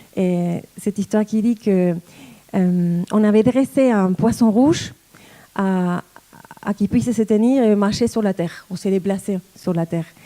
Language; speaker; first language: French; non-native, fluent; Spanish